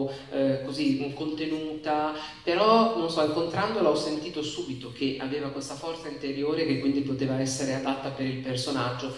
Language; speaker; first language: Italian; native; Italian